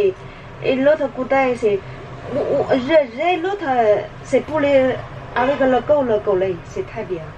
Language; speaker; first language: French; non-native, learner; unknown